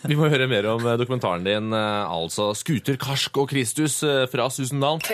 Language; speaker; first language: Norwegian; native; Norwegian